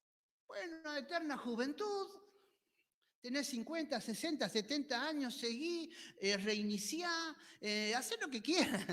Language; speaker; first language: Spanish; native; Spanish